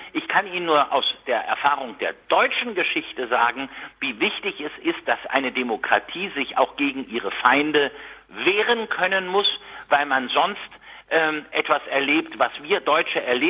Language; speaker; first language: German; native; German